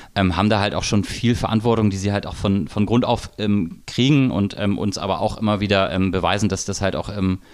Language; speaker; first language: German; native; German